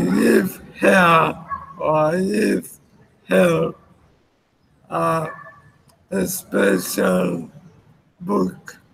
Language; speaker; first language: English; non-native, learner; Spanish